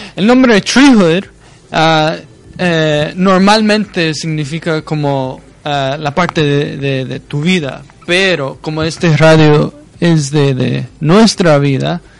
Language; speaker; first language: Spanish; early bilingual, heritage; Spanish